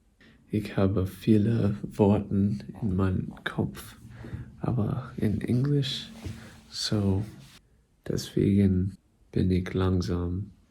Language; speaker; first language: German; non-native, learner; English